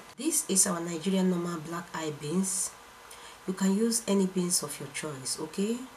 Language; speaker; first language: English; non-native, local second language; Igbo